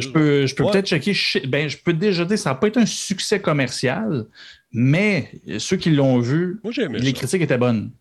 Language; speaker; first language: French; native; French